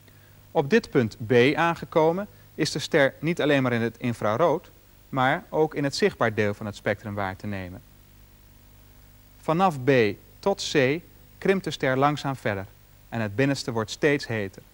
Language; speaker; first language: Dutch; native; Dutch